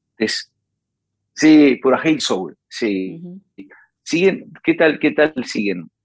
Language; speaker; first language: Spanish; native; Spanish